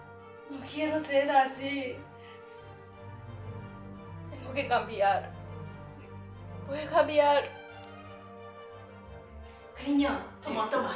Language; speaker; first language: Spanish; non-native, learner; Japanese